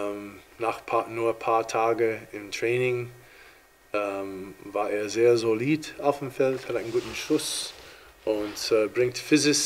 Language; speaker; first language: German; non-native, fluent; English